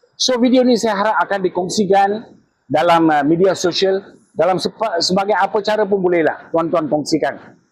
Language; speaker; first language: Malay; non-native, local second language; Tamil